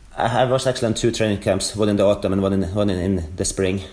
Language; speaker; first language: English; non-native, fluent; Norwegian